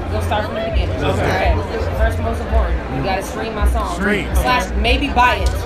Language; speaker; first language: English; native; English